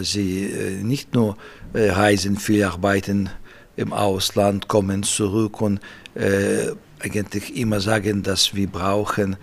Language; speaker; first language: German; non-native, fluent; Russian